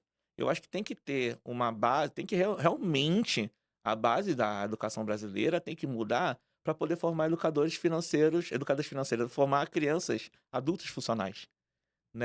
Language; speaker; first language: Portuguese; native; Portuguese